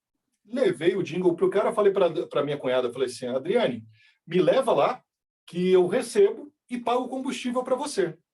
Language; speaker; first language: Portuguese; native; Portuguese